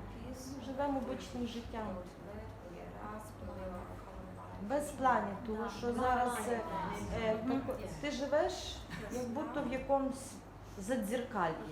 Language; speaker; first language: Ukrainian; native; Ukrainian